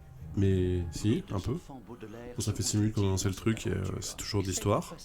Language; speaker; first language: French; native; French